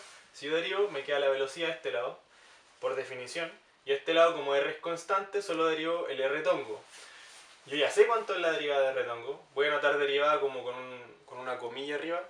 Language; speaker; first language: Spanish; native; Spanish